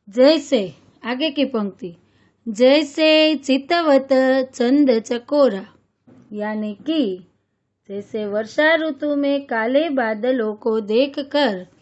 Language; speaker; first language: Hindi; non-native, local second language; Gujarati